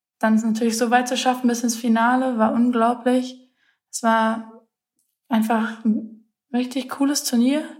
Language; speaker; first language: German; native; German